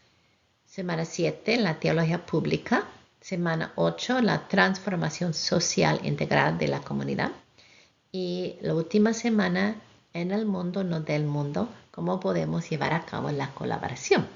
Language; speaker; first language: Spanish; non-native, fluent; English